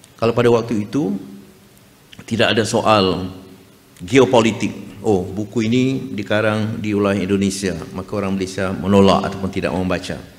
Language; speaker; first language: Malay; native; Malay